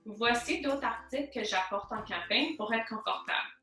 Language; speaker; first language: French; non-native, local second language; English